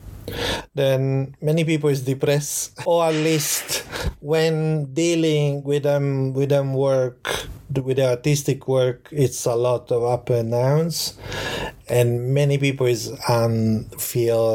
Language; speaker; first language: English; non-native, learner; Italian